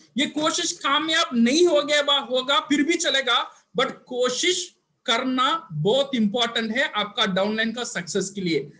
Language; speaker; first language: Hindi; non-native, local second language; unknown